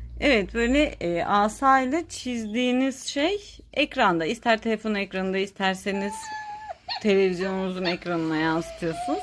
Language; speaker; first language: Turkish; native; Turkish